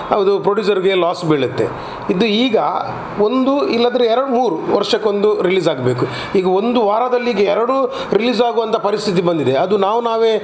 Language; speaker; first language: Kannada; non-native, local second language; Tulu